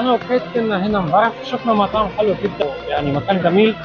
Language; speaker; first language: Arabic; non-native, fluent; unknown